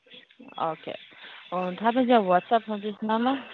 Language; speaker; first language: German; non-native, learner; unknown